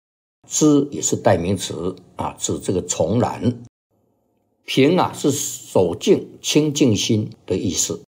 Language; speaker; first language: Chinese; native; Chinese